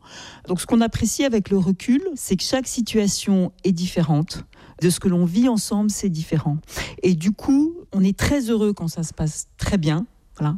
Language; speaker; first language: French; native; French